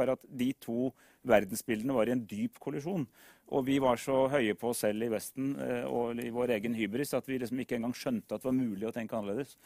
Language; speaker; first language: Norwegian; native; Norwegian